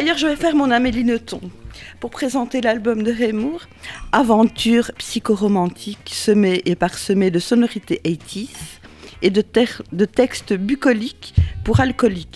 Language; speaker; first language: French; native; French